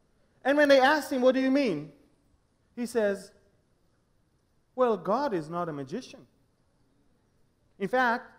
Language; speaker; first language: English; non-native, fluent; Hebrew